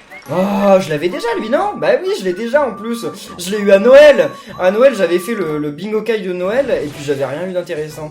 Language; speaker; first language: French; native; French